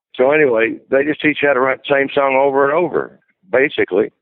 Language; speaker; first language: English; native; English